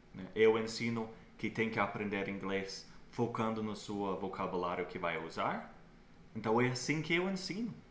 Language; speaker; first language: Portuguese; non-native, fluent; English